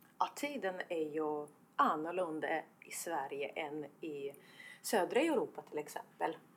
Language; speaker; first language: Swedish; non-native, fluent; Estonian